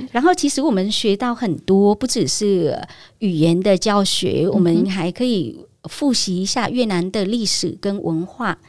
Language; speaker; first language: Chinese; non-native, fluent; Vietnamese